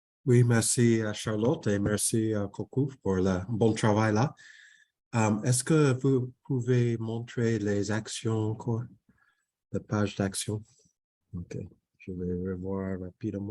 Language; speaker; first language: French; non-native, fluent; English